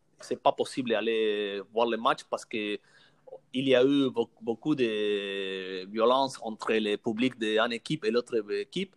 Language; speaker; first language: French; non-native, learner; Spanish